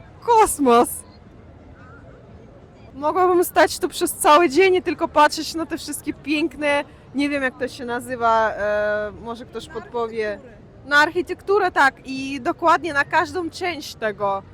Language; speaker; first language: Polish; non-native, learner; Russian